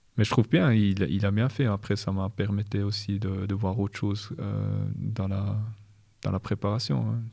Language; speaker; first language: French; non-native, local second language; German